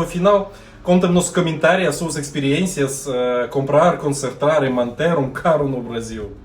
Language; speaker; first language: Portuguese; non-native, learner; Russian